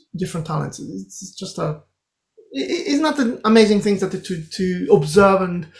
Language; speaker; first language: English; non-native, fluent; Japanese